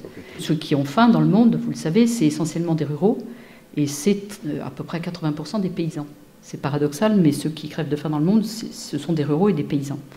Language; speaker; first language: French; native; French